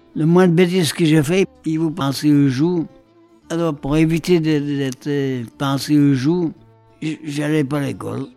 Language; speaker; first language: French; early bilingual, other home language; Polish